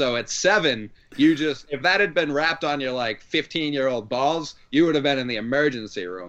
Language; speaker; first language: English; native; English